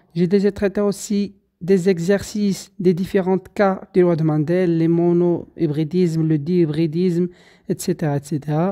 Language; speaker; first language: French; non-native, local second language; Arabic